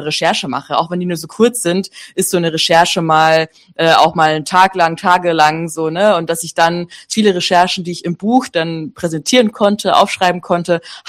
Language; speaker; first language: German; native; German